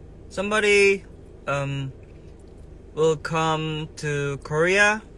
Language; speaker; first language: English; non-native, learner; Korean